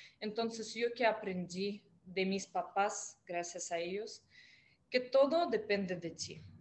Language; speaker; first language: Spanish; non-native, fluent; Russian